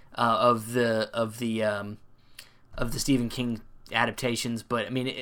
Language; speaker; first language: English; native; English